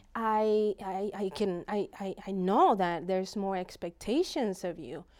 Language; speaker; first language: English; non-native, fluent; Spanish